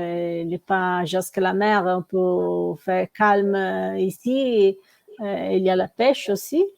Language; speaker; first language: French; non-native, learner; Italian